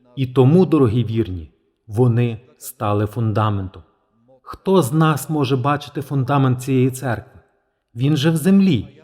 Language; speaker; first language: Ukrainian; native; Ukrainian